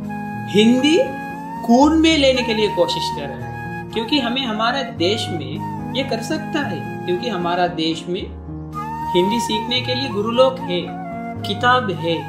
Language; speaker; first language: Hindi; non-native, learner; Sinhala